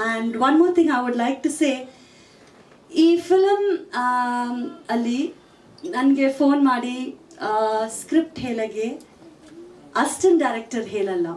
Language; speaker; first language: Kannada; non-native, fluent; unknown